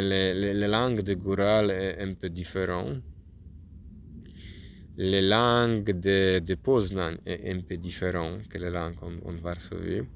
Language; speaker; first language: French; non-native, learner; Polish